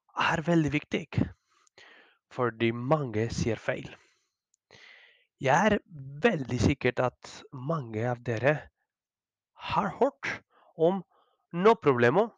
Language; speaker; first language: Norwegian; non-native, learner; Spanish